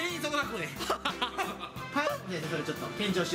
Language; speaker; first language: Japanese; native; Japanese